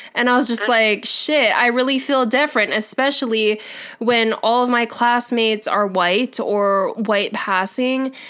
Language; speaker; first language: English; native; English